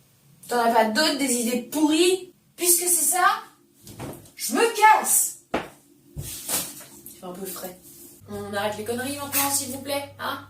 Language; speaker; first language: French; native; French